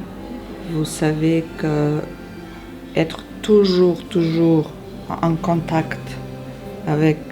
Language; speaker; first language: French; non-native, fluent; Portuguese